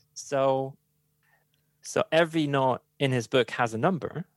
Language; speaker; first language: English; non-native, fluent; German